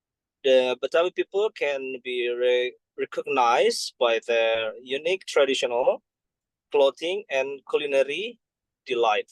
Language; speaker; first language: English; non-native, learner; Indonesian